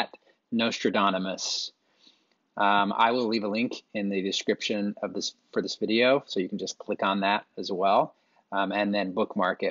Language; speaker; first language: English; native; English